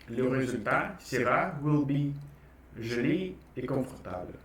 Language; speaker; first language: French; non-native, learner; Russian